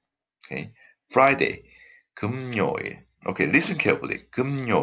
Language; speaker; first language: English; non-native, fluent; Korean